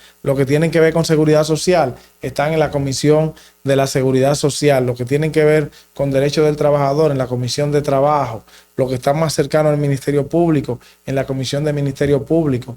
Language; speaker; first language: Spanish; native; Spanish